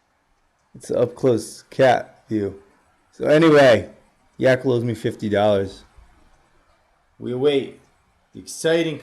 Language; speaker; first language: English; native; English